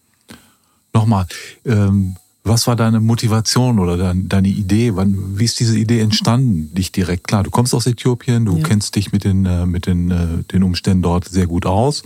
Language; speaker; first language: German; native; German